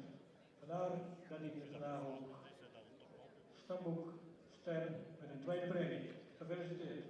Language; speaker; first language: Dutch; native; Dutch